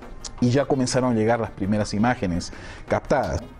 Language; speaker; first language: Spanish; native; Spanish